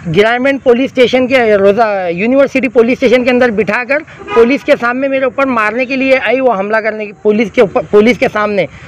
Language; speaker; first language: Hindi; non-native, local second language; Urdu